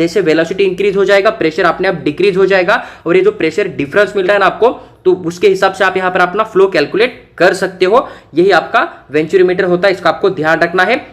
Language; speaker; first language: Hindi; non-native, local second language; Marathi